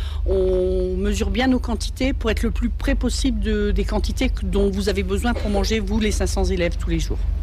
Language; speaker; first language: French; native; French